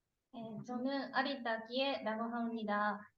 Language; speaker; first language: Korean; non-native, learner; Japanese